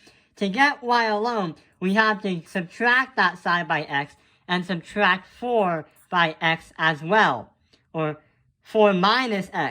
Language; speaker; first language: English; native; English